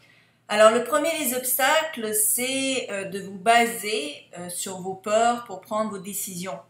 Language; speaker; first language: French; native; French